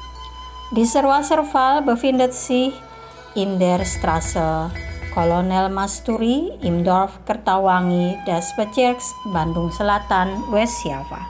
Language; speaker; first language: German; non-native, fluent; Indonesian